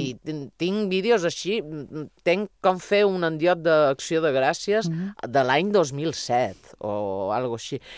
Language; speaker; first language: Catalan; native; Catalan